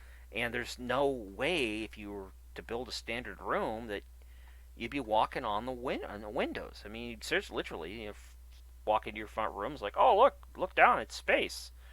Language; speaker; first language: English; native; English